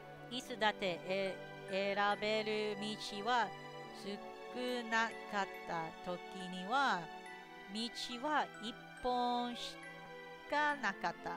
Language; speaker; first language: Japanese; non-native, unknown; English